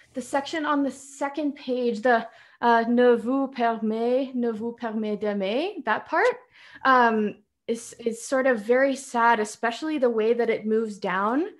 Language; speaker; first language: English; native; English